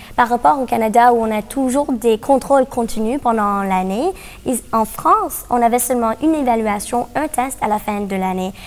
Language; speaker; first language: French; non-native, local second language; English